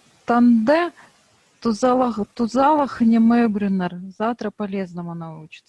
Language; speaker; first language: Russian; native; Russian